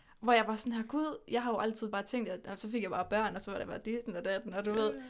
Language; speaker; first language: Danish; native; Danish